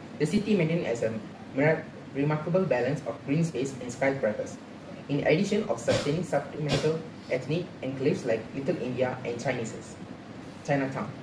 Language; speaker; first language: English; non-native, local second language; Tamil